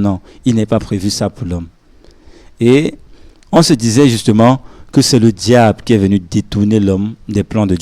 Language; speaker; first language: French; non-native, local second language; Lingala